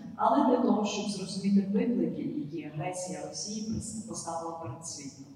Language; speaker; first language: Ukrainian; native; Ukrainian